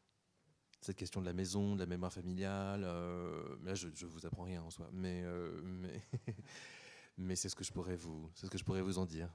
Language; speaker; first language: French; native; French